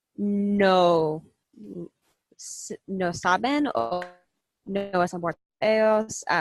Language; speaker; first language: Spanish; non-native, learner; English